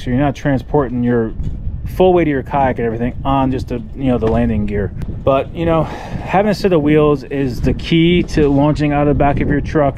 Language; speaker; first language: English; native; English